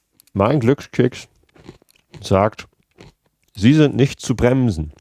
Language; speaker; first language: German; native; German